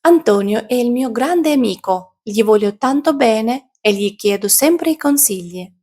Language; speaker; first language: Italian; non-native, fluent; Ukrainian